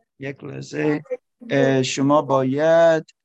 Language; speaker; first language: Persian; non-native, learner; English